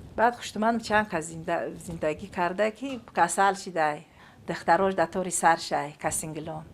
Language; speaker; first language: Tajik; non-native, fluent; Romanian